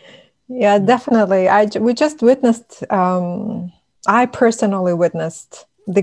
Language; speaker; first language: English; non-native, fluent; Buriat